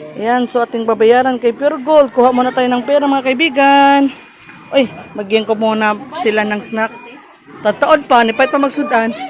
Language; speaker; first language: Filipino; non-native, local second language; Cebuano